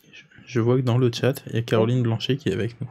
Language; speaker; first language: French; native; French